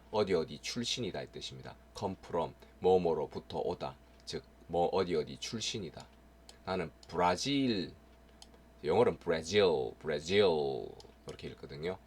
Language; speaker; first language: Korean; native; Korean